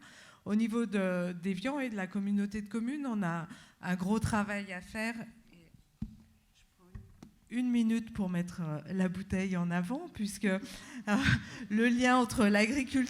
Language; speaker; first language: French; native; French